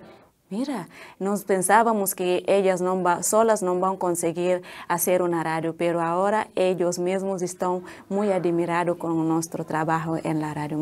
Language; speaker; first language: Spanish; non-native, learner; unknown